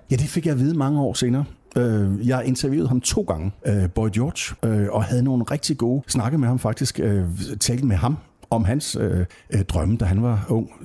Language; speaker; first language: Danish; native; Danish